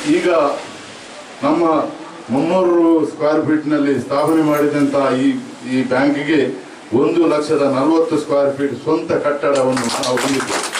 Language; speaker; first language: Kannada; non-native, local second language; Tulu